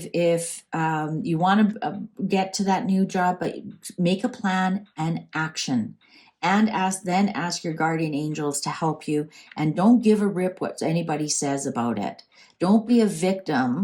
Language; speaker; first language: English; native; English